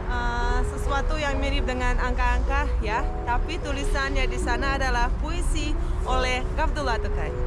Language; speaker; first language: Indonesian; non-native, fluent; Russian